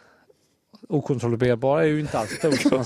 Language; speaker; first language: Swedish; native; Swedish